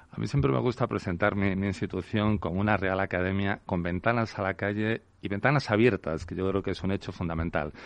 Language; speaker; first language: Spanish; native; Spanish